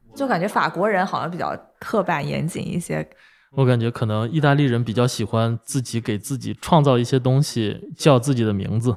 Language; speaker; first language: Chinese; native; Chinese